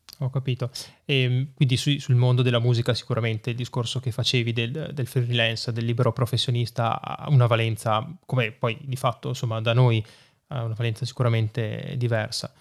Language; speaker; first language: Italian; native; Italian